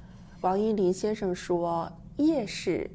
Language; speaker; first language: Chinese; native; Chinese